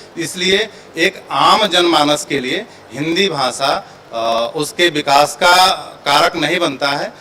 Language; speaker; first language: Hindi; native; Hindi